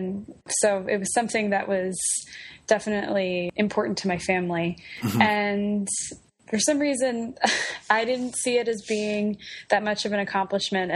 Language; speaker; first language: English; native; English